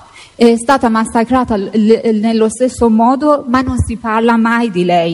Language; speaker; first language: Italian; non-native, fluent; Persian